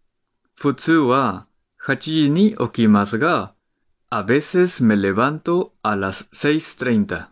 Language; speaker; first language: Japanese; non-native, fluent; Spanish